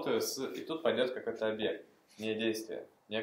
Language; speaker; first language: Russian; native; Russian